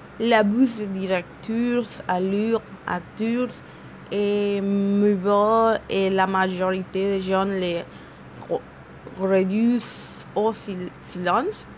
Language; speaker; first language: French; non-native, learner; Spanish